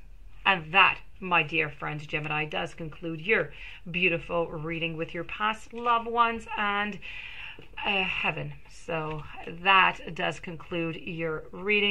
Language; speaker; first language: English; non-native, local second language; French